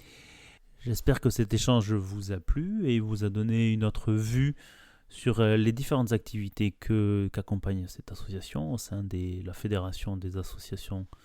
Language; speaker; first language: French; native; French